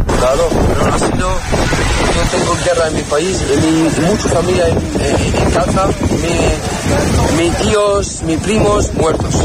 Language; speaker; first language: Spanish; non-native, learner; Arabic